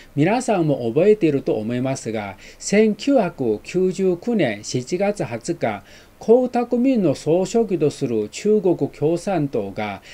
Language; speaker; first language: Japanese; non-native, fluent; Chinese